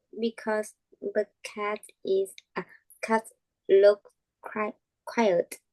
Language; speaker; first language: English; non-native, learner; Vietnamese